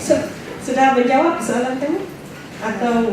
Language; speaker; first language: Malay; native; Malay